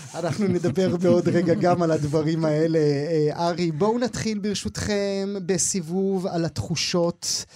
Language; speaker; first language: Hebrew; native; Hebrew